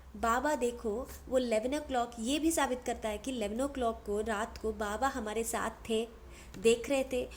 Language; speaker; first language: Hindi; non-native, local second language; Telugu